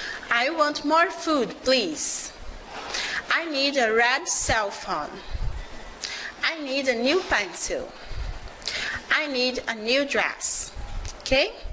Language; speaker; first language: English; non-native, fluent; Portuguese